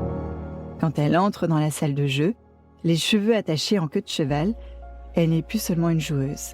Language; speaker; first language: French; native; French